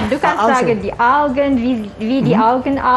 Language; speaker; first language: German; non-native, fluent; Malay